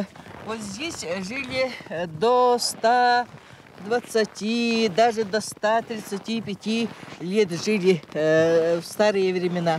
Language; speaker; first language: Russian; non-native, local second language; Yakut